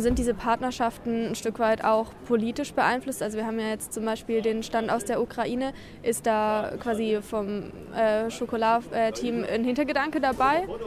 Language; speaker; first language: German; native; German